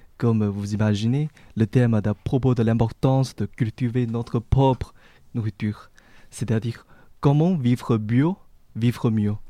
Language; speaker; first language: French; non-native, learner; Chinese